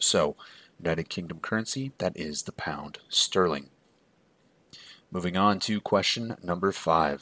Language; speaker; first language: English; native; English